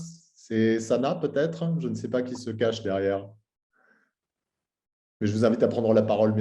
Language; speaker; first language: French; native; French